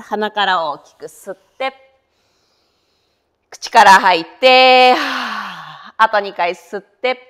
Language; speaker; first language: Japanese; native; Japanese